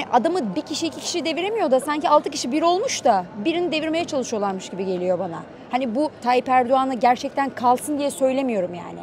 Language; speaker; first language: Turkish; native; Turkish